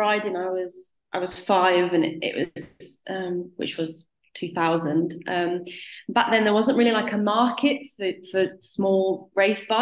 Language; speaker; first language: English; native; English